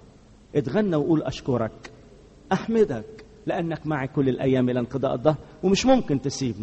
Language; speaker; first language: Arabic; native; Arabic